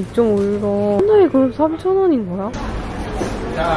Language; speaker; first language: Korean; native; Korean